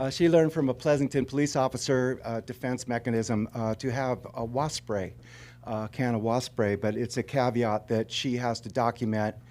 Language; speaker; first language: English; native; English